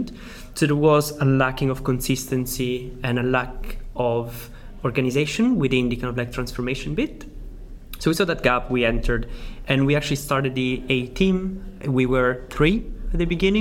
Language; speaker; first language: English; non-native, fluent; Italian